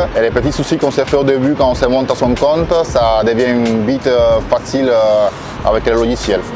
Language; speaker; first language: French; non-native, fluent; Spanish